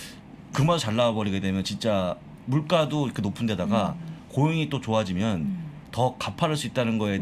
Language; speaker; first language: Korean; native; Korean